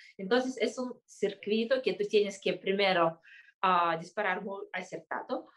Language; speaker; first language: Spanish; non-native, fluent; Russian